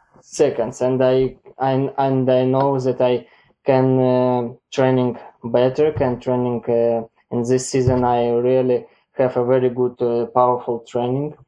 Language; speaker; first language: English; non-native, learner; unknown